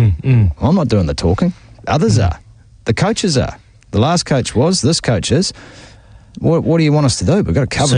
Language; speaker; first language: English; native; English